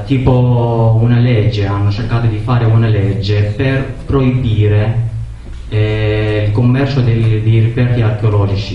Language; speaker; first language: Italian; non-native, learner; Arabic